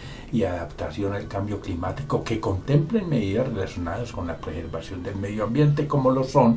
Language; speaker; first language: Spanish; native; Spanish